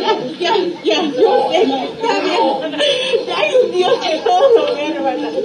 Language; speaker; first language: Spanish; native; Spanish